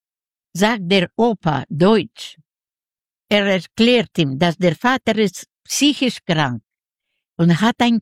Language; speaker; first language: German; non-native, learner; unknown